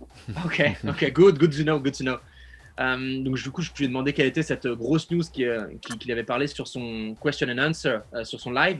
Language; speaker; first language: French; native; French